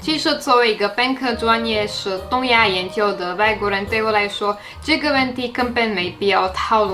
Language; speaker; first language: Chinese; non-native, fluent; Slovak